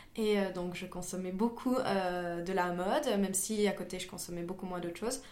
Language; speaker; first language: French; native; French